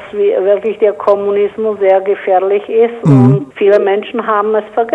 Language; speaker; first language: German; non-native, fluent; Czech